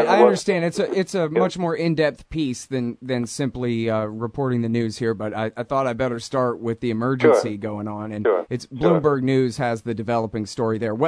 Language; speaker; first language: English; native; English